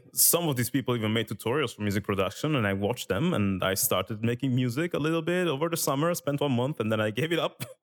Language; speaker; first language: English; non-native, fluent; Italian